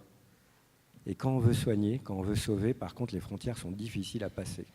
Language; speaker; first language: French; native; French